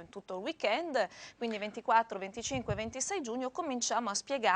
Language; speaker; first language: Italian; native; Italian